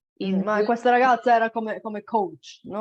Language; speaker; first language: Italian; non-native, learner; Bulgarian